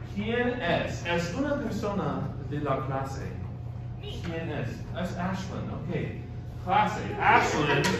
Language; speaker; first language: Spanish; non-native, fluent; English